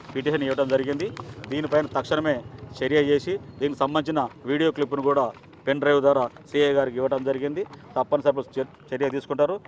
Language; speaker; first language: Telugu; native; Telugu